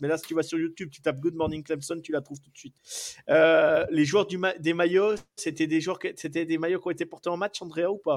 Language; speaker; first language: French; native; French